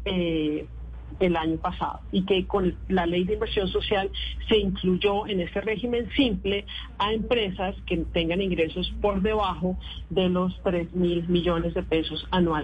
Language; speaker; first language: Spanish; native; Spanish